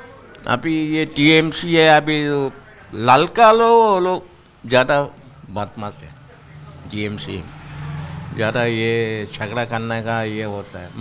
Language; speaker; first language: Hindi; non-native, local second language; Chinese